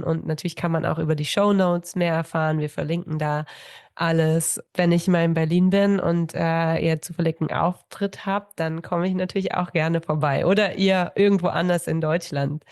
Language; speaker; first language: German; native; German